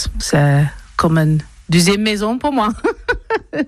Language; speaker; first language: French; non-native, learner; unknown